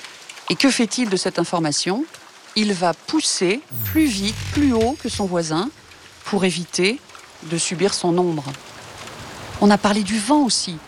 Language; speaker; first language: French; native; French